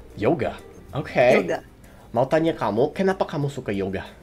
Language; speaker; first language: Indonesian; non-native, fluent; English